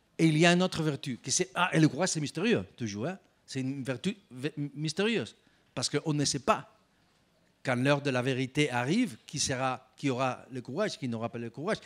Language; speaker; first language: French; non-native, fluent; Spanish